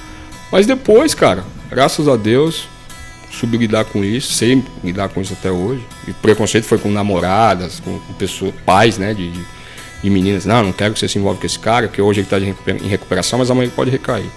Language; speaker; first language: Portuguese; native; Portuguese